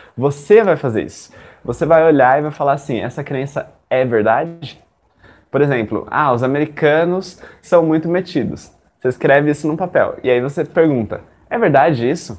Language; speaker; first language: Portuguese; native; Portuguese